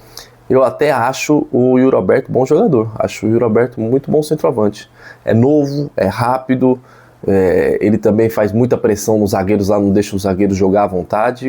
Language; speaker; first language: Portuguese; native; Portuguese